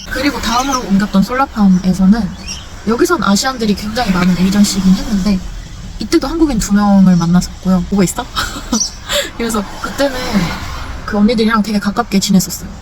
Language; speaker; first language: Korean; native; Korean